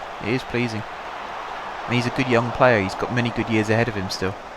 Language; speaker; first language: English; native; English